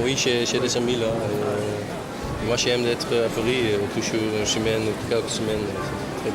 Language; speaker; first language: French; non-native, learner; Dutch